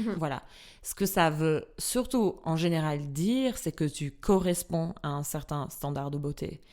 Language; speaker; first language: French; non-native, fluent; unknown